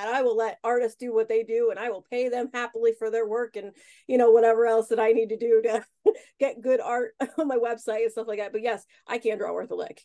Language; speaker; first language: English; native; English